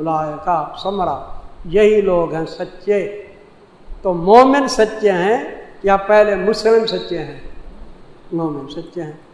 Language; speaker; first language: Urdu; non-native, local second language; Punjabi